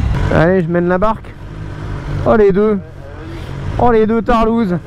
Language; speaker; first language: French; native; French